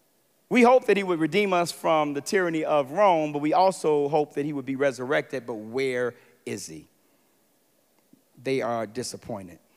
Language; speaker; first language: English; native; English